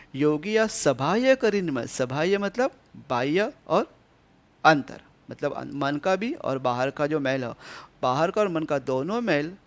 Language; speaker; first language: Hindi; non-native, local second language; Marathi